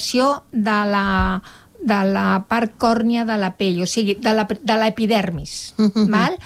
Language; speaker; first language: Catalan; non-native, local second language; Spanish